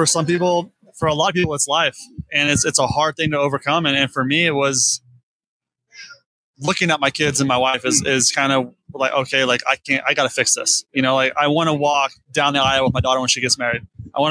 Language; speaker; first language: English; native; English